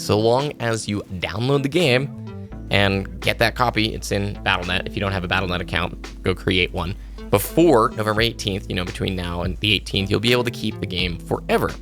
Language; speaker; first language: English; native; English